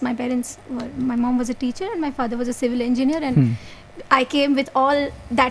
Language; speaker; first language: English; non-native, local second language; Hindi